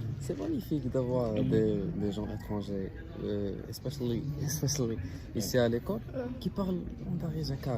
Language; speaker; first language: French; non-native, local second language; Arabic